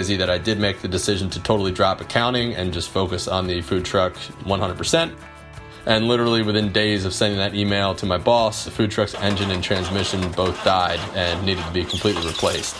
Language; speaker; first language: English; native; English